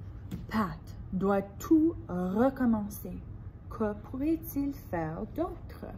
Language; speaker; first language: French; non-native, fluent; English